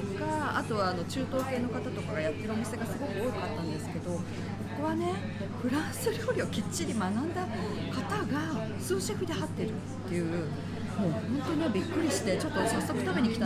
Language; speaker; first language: Japanese; native; Japanese